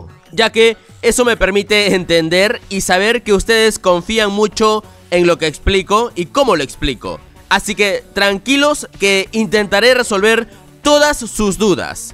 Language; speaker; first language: Spanish; native; Spanish